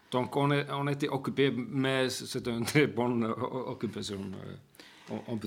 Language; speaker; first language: French; non-native, fluent; Icelandic